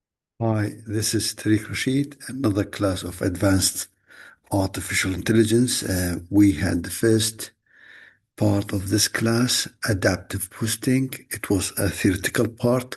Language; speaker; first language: English; non-native, fluent; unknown